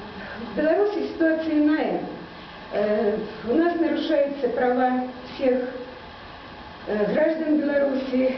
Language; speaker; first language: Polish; non-native, learner; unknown